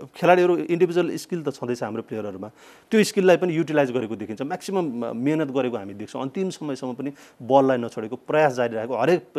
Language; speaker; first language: Nepali; native; Nepali